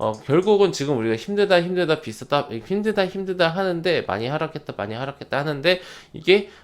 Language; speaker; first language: Korean; native; Korean